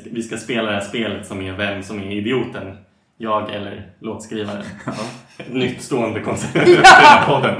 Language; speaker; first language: Swedish; native; Swedish